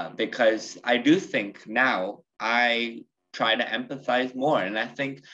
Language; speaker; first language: English; early bilingual, other home language; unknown